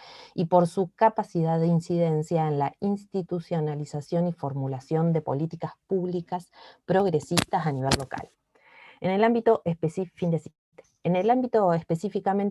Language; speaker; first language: Spanish; native; Spanish